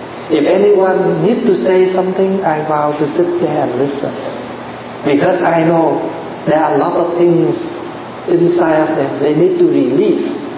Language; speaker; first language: English; non-native, fluent; Vietnamese